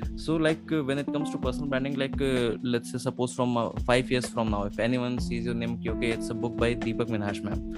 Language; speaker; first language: English; non-native, local second language; Hindi